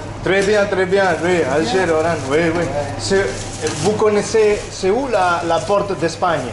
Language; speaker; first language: French; non-native, learner; Spanish